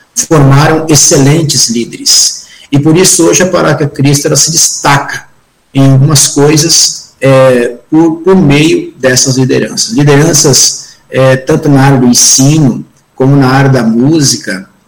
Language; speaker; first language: Portuguese; native; Portuguese